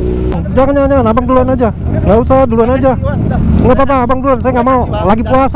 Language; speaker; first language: Indonesian; native; Indonesian